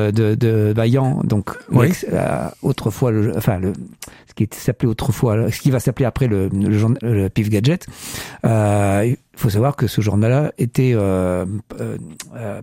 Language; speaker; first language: French; native; French